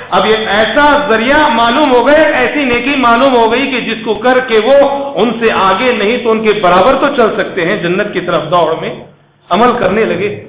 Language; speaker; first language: Urdu; native; Urdu